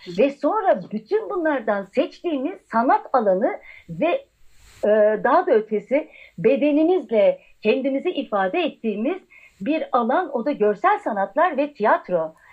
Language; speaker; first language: Turkish; native; Turkish